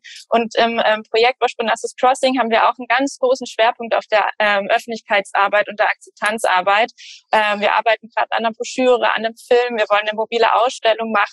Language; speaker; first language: German; native; German